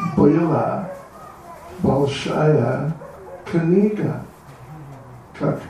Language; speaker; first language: Russian; non-native, learner; English